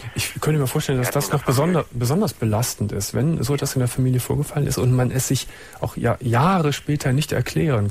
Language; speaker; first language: German; native; German